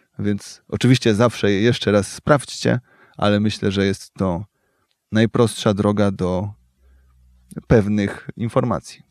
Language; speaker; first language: Polish; native; Polish